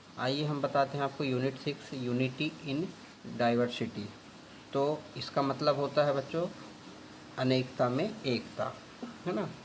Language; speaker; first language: Hindi; native; Hindi